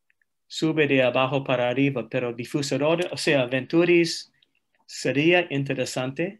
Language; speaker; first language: Spanish; non-native, fluent; English